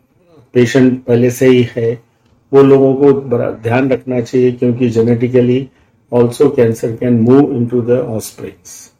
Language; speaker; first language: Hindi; native; Hindi